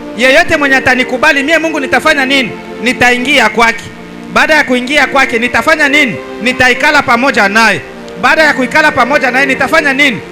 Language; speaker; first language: Swahili; native; Swahili